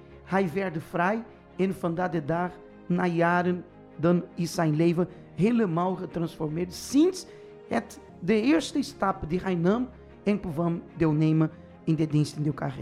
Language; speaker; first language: Dutch; non-native, fluent; Portuguese